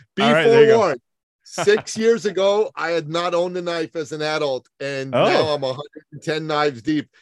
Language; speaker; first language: English; early bilingual, other home language; Persian